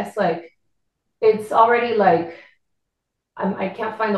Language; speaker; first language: English; non-native, fluent; Spanish